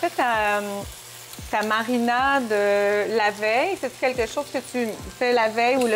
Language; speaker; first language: French; native; French